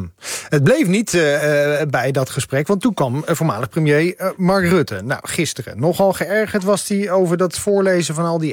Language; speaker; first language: Dutch; native; Dutch